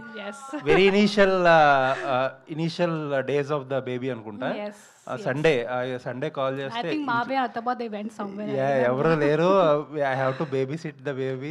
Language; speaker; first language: Telugu; native; Telugu